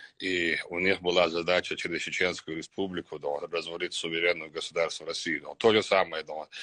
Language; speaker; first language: Russian; non-native, local second language; Chechen